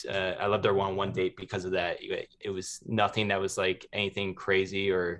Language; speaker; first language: English; native; English